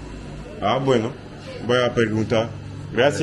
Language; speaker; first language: Spanish; non-native, learner; French